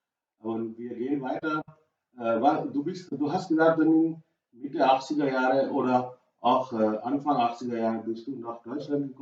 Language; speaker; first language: German; non-native, learner; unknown